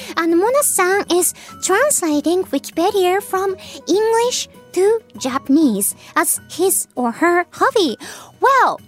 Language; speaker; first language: English; non-native, fluent; Japanese